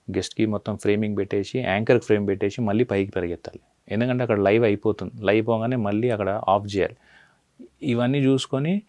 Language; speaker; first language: Telugu; native; Telugu